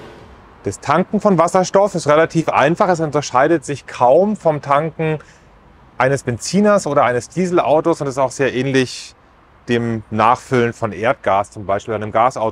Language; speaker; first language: German; native; German